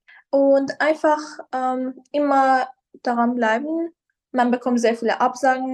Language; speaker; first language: German; non-native, fluent; Persian